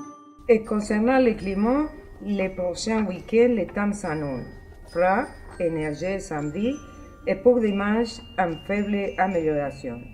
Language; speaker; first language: French; non-native, learner; Spanish